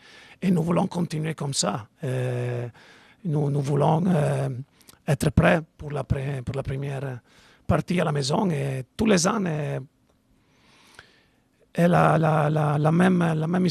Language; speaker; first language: French; non-native, learner; Italian